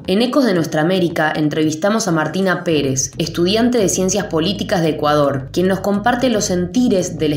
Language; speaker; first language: Spanish; native; Spanish